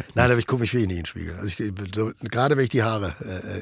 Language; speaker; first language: German; native; German